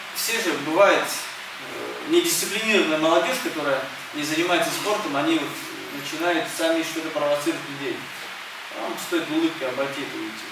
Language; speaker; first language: Russian; early bilingual, other home language; Armenian